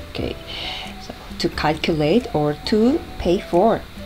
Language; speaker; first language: English; non-native, fluent; Korean